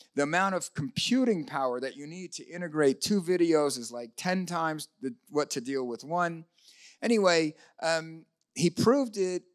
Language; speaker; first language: English; native; English